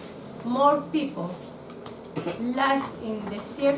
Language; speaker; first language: English; non-native, learner; Spanish